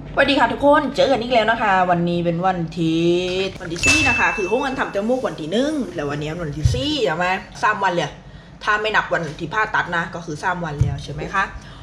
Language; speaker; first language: Thai; native; Thai